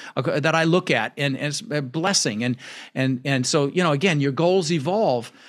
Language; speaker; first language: English; early bilingual, other home language; Dutch